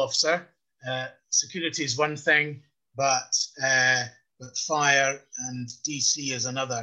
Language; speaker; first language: English; native; English